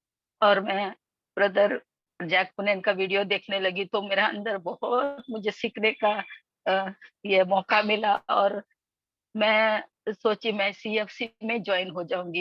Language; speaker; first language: Hindi; non-native, local second language; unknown